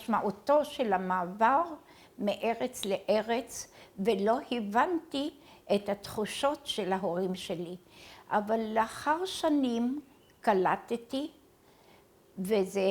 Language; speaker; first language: Hebrew; early bilingual, other home language; Arabic